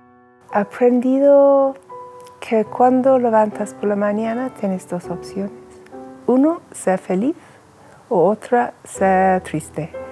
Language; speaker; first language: Spanish; non-native, fluent; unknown